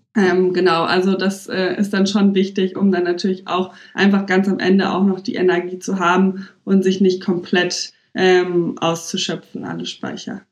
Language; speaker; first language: German; native; German